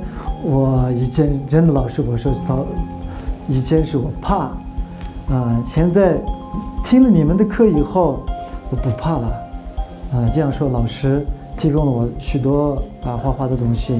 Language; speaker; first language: Chinese; non-native, local second language; Uyghur